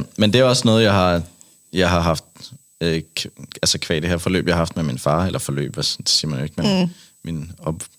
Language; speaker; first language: Danish; native; Danish